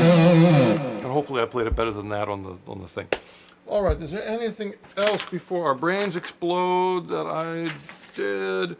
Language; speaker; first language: English; native; English